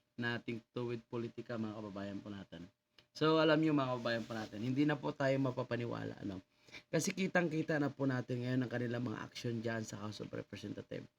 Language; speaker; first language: Filipino; native; Filipino